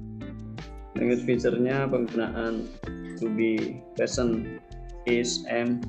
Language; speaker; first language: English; non-native, learner; Indonesian